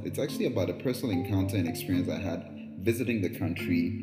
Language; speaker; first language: English; non-native, local second language; Akan